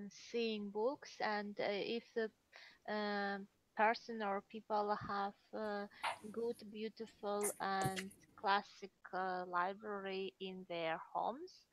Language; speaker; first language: English; non-native, fluent; Russian